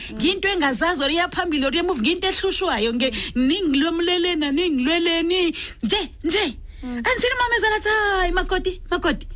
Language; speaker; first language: Zulu; non-native, local second language; Swati